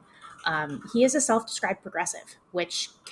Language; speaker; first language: English; native; English